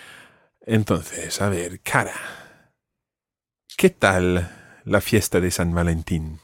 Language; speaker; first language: Spanish; non-native, fluent; English